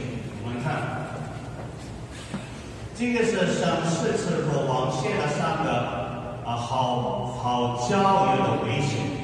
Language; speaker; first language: Chinese; non-native, fluent; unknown